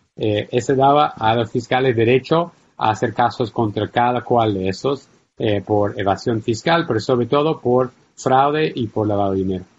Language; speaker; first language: Spanish; non-native, fluent; English